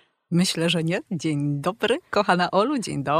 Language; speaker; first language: Polish; native; Polish